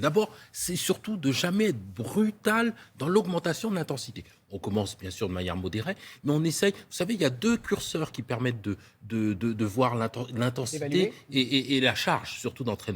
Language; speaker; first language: French; native; French